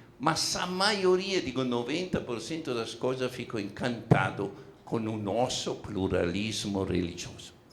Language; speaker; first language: Portuguese; non-native, fluent; Italian